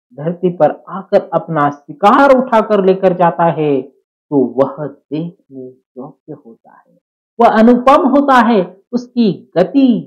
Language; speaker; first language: Hindi; non-native, local second language; Marathi